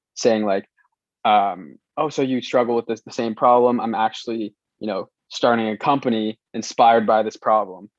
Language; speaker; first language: English; non-native, local second language; Cantonese